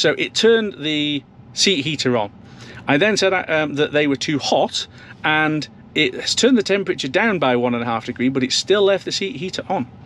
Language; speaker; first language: English; native; English